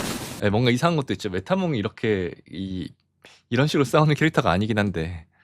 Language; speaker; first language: Korean; native; Korean